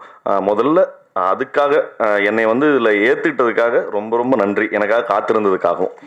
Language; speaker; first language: Tamil; native; Tamil